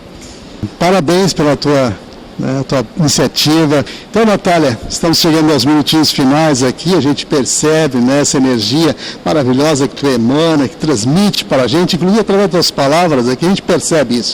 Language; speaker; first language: Portuguese; native; Portuguese